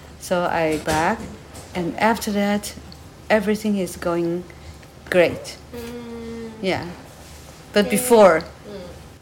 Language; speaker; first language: English; non-native, learner; Chinese